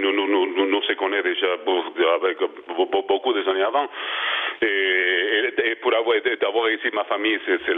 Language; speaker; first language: French; non-native, learner; Spanish